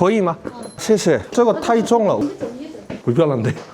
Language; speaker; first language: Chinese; non-native, learner; Korean